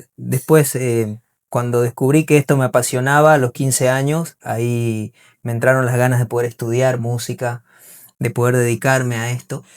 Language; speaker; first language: Spanish; native; Spanish